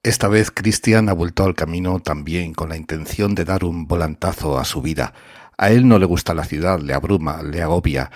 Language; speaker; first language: Spanish; native; Spanish